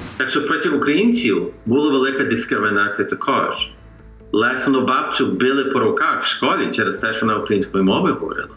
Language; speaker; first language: Ukrainian; early bilingual, heritage; English